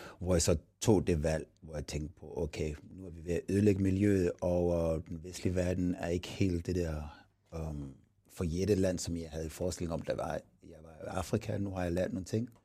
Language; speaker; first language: Danish; non-native, fluent; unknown